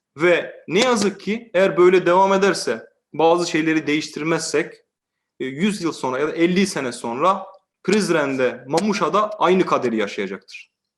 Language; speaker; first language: Turkish; native; Turkish